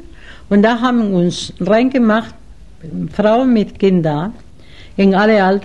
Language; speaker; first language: German; non-native, fluent; Spanish